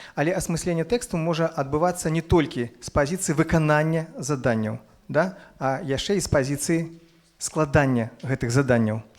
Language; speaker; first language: Belarusian; non-native, local second language; Russian